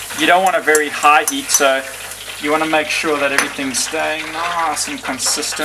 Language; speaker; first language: English; native; English